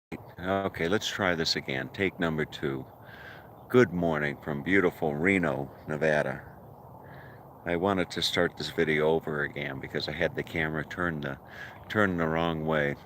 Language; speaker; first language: English; native; English